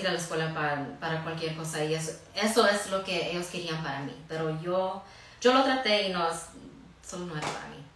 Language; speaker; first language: Spanish; early bilingual, heritage; Spanish